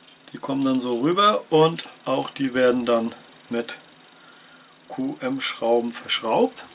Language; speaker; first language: German; native; German